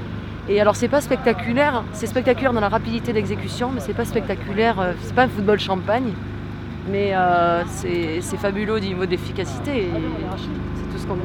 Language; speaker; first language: French; native; French